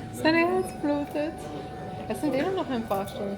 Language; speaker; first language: German; early bilingual, other home language; Bosnian